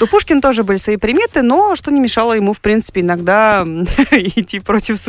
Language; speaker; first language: Russian; native; Russian